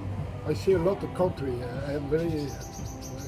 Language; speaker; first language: English; non-native, learner; French